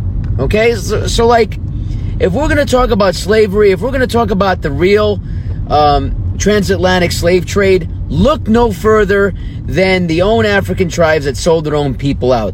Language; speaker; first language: English; native; English